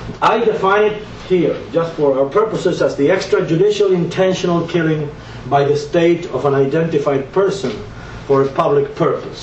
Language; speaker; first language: English; non-native, fluent; Spanish